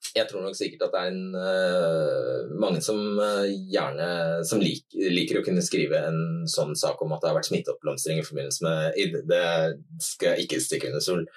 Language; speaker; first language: Norwegian; native; Norwegian